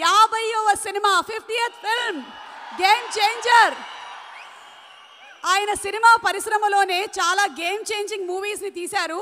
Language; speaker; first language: Telugu; native; Telugu